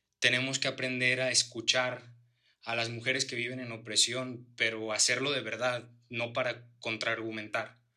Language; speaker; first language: Spanish; native; Spanish